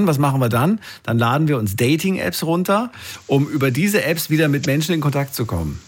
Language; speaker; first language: German; native; German